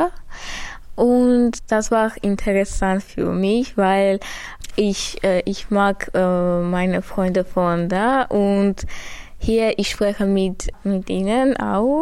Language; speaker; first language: German; early bilingual, other home language; Armenian